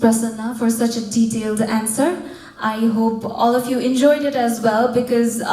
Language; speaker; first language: English; non-native, local second language; Nepali